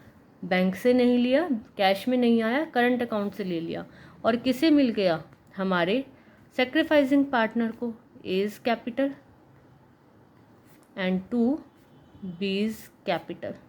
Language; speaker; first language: Hindi; native; Hindi